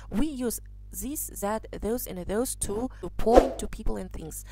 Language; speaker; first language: English; non-native, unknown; Kazakh